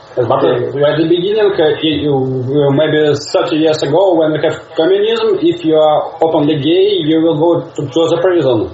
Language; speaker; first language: English; non-native, learner; Russian